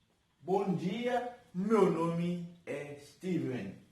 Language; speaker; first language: Portuguese; non-native, fluent; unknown